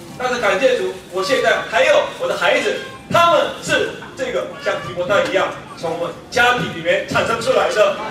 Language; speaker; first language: Chinese; non-native, fluent; Korean